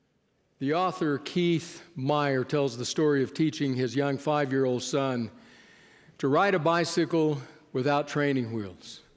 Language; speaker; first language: English; native; English